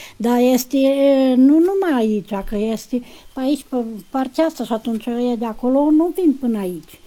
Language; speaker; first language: Romanian; native; Romanian